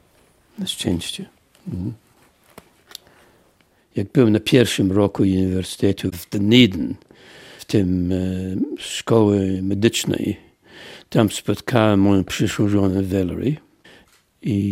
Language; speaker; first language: Polish; early bilingual, heritage; Polish